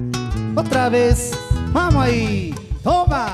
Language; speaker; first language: Spanish; native; Spanish